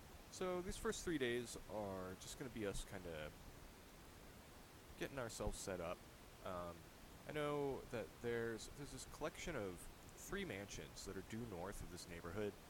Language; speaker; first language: English; native; English